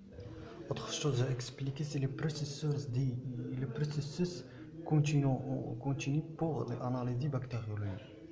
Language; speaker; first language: French; non-native, learner; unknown